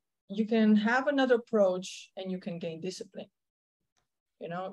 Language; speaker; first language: English; non-native, fluent; Slovenian